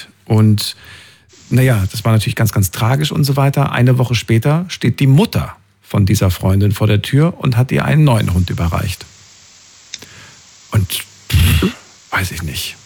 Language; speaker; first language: German; native; German